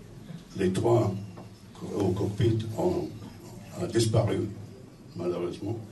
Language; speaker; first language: French; non-native, fluent; English